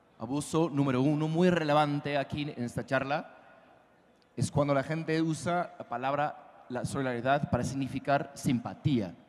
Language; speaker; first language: Spanish; non-native, fluent; English